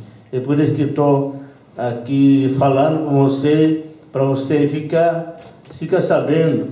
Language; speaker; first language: Portuguese; non-native, local second language; Yanomámi